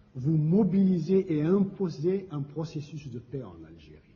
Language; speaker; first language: French; non-native, local second language; Kabyle